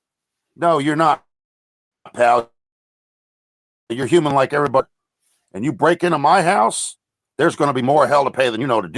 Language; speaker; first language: English; native; English